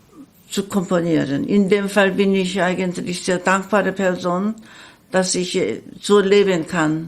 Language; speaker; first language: German; non-native, learner; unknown